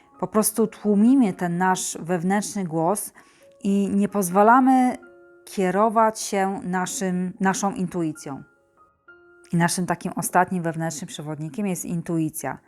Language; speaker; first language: Polish; native; Polish